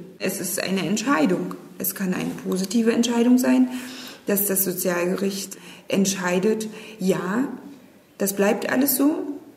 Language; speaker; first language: German; native; German